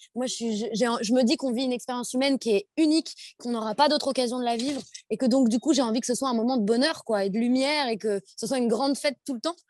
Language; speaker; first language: French; native; French